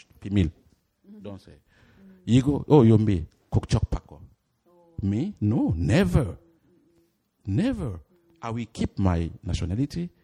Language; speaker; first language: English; non-native, fluent; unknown